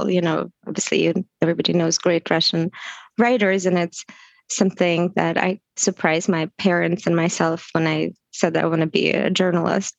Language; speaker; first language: English; non-native, fluent; Russian